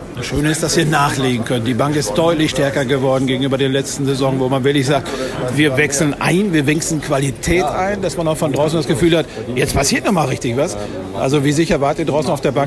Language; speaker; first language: German; native; German